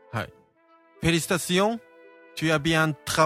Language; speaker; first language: French; non-native, learner; Japanese